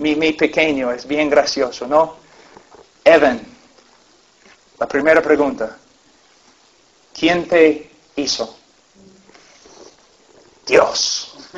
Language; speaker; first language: Spanish; non-native, fluent; English